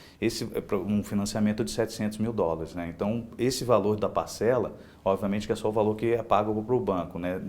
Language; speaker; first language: Portuguese; native; Portuguese